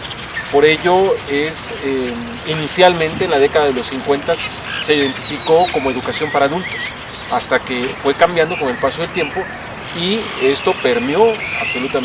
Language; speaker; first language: Spanish; native; Spanish